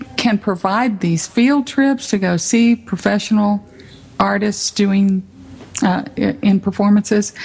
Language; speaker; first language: English; native; English